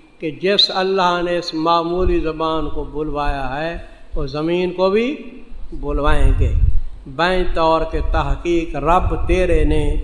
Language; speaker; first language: Urdu; non-native, local second language; Saraiki